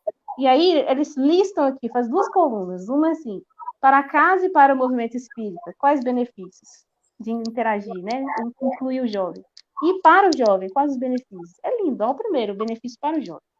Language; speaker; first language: Portuguese; native; Portuguese